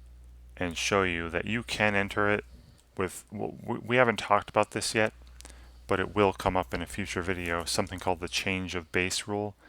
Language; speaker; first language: English; native; English